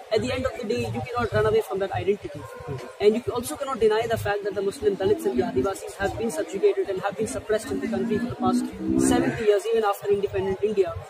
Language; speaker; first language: English; non-native, local second language; Urdu